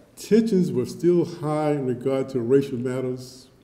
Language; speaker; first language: English; native; English